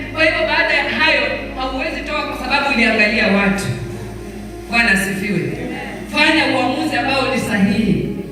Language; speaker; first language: Swahili; non-native, local second language; Luyia